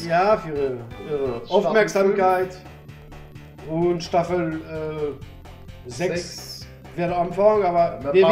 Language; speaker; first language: German; non-native, learner; French